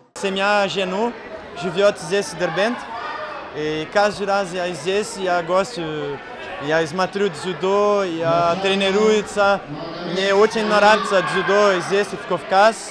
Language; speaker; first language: Russian; non-native, learner; Portuguese